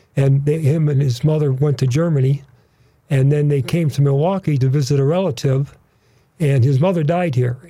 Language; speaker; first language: English; native; English